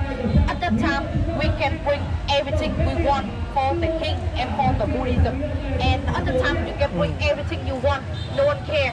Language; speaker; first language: English; non-native, learner; Vietnamese